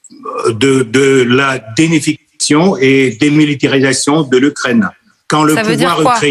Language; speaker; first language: French; non-native, fluent; Russian